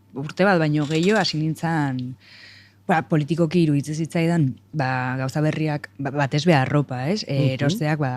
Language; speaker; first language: Basque; non-native, local second language; Spanish